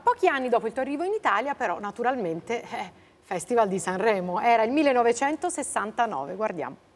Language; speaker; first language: Italian; native; Italian